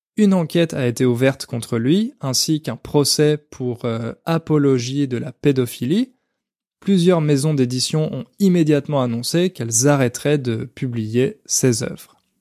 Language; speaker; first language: French; native; French